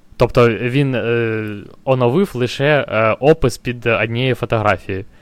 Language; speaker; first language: Ukrainian; non-native, local second language; Russian